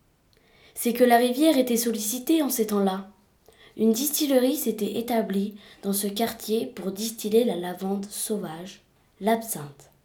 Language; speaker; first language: French; native; French